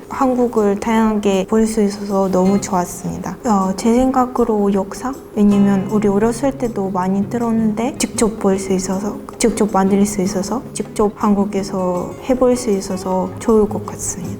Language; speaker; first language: Korean; non-native, fluent; Russian